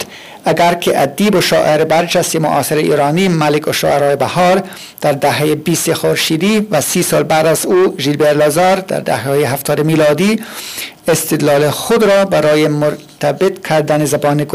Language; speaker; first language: Persian; non-native, fluent; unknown